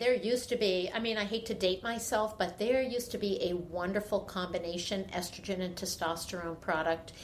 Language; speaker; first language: English; native; English